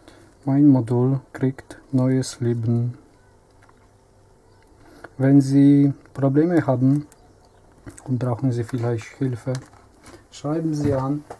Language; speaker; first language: German; non-native, learner; Polish